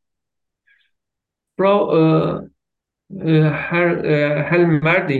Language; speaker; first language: German; non-native, learner; Turkish